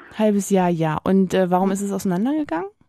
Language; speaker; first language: German; native; German